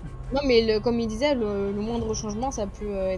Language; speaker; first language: French; native; French